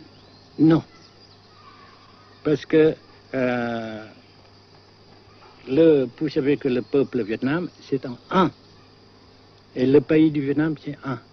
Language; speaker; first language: French; non-native, local second language; Vietnamese